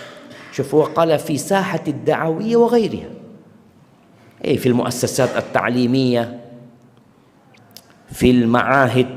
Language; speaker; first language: Arabic; non-native, fluent; Indonesian